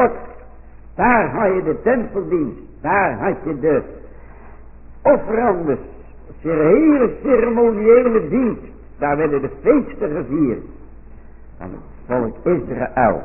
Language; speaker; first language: Dutch; native; Dutch